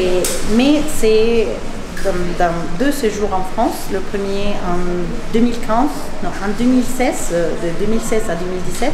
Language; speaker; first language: French; non-native, fluent; Spanish